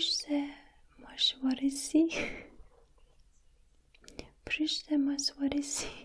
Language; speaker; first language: French; non-native, learner; Russian